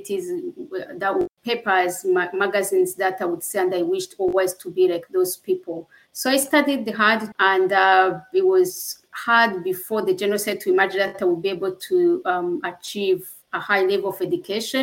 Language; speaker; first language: English; non-native, local second language; Kinyarwanda